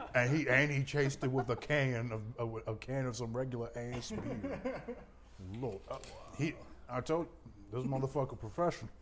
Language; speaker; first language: English; native; English